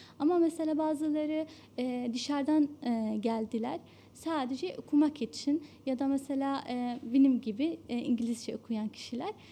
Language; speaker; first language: Turkish; non-native, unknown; Arabic